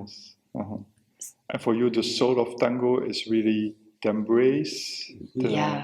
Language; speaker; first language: English; non-native, fluent; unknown